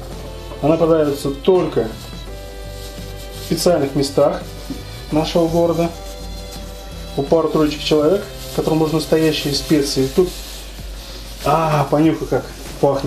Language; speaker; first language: Russian; native; Russian